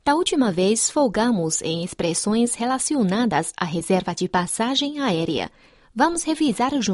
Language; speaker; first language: Portuguese; non-native, fluent; Chinese